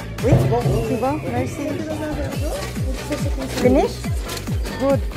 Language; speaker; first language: French; non-native, learner; Filipino